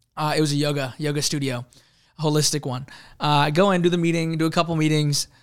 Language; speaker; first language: English; early bilingual, other home language; Urdu